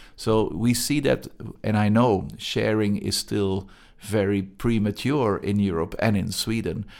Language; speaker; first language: English; non-native, fluent; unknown